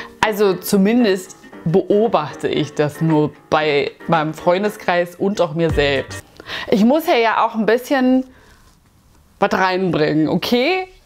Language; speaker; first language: German; native; German